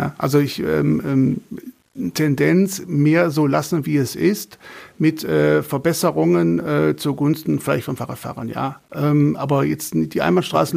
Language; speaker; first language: German; native; German